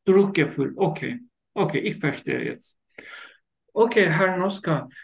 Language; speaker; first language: German; non-native, learner; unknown